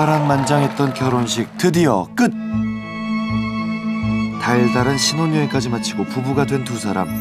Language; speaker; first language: Korean; native; Korean